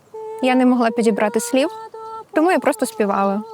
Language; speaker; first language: Ukrainian; native; Ukrainian